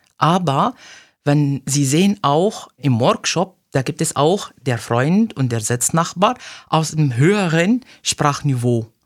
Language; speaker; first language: German; non-native, fluent; Arabic